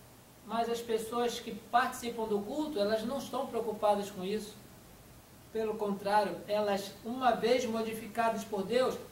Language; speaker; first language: Portuguese; native; Portuguese